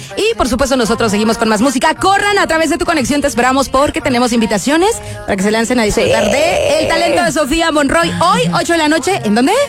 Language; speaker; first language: Spanish; native; Spanish